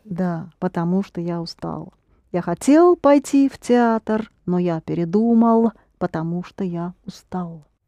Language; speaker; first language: Russian; native; Russian